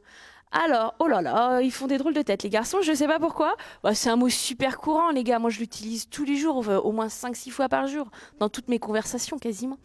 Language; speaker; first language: French; native; French